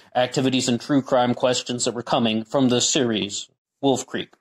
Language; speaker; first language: English; native; English